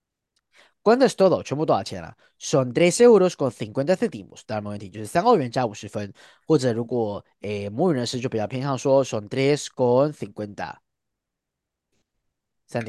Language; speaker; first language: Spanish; non-native, fluent; Chinese